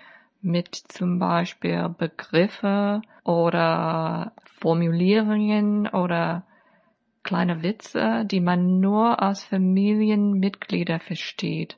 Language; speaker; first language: German; non-native, fluent; English